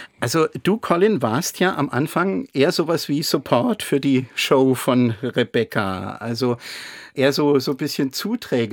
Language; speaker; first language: German; native; German